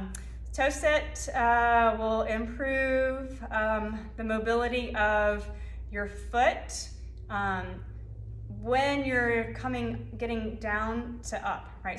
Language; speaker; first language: English; native; English